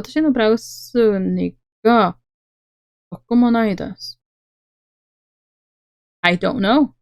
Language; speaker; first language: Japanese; non-native, learner; Norwegian